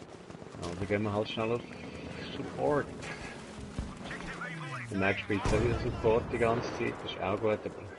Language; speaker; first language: German; native; German